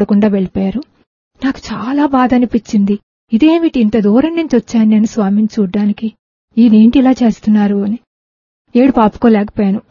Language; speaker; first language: Telugu; native; Telugu